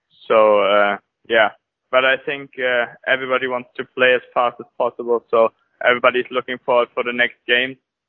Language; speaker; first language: English; non-native, fluent; German